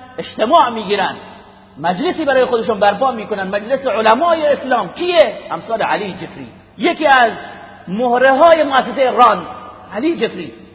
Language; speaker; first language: Persian; native; Persian